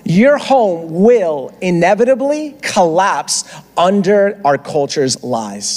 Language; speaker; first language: English; early bilingual, other home language; Spanish